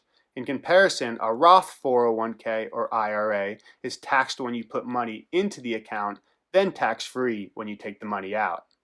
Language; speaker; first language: English; native; English